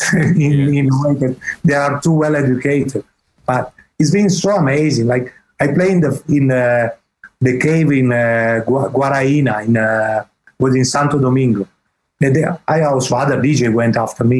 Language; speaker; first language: English; non-native, fluent; Italian